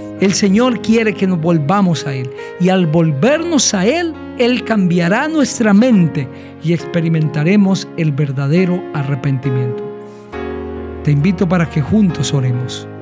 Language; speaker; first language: Spanish; native; Spanish